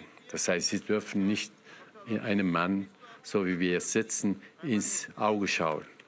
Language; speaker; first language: German; non-native, fluent; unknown